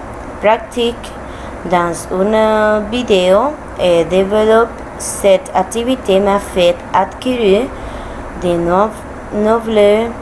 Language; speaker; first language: French; non-native, learner; Spanish